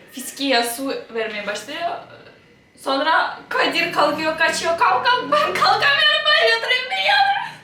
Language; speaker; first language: Turkish; non-native, fluent; Ukrainian